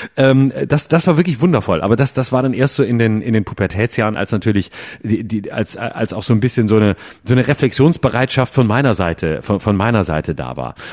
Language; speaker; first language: German; native; German